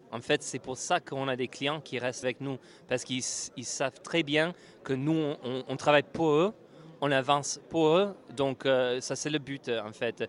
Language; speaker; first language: French; non-native, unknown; English